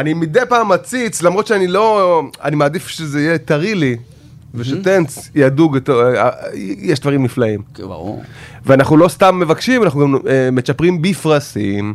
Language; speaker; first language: Hebrew; native; Hebrew